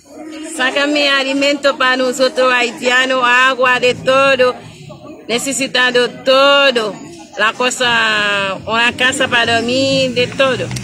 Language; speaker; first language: Spanish; non-native, learner; Haitian Creole